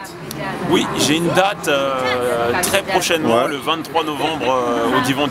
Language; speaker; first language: French; native; French